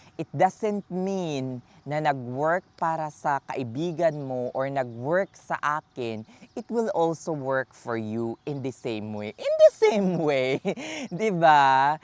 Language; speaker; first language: Filipino; native; Filipino